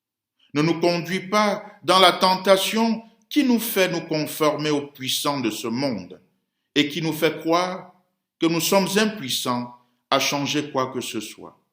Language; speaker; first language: French; native; French